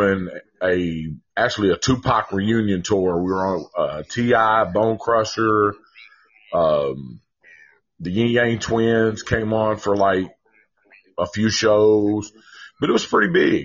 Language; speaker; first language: English; native; English